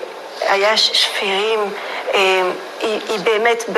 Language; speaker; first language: Hebrew; non-native, fluent; French